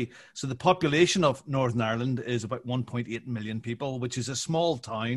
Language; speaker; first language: English; native; English